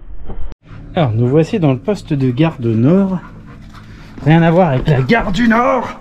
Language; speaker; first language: French; native; French